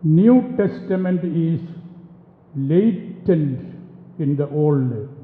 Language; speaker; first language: English; non-native, local second language; Malayalam